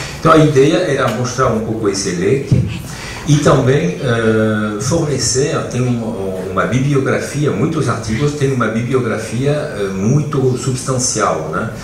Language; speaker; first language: Portuguese; non-native, fluent; French